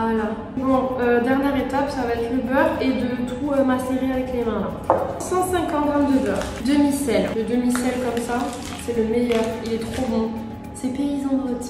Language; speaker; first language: French; native; French